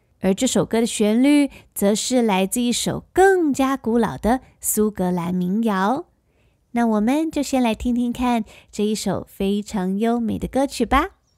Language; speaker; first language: Chinese; native; Chinese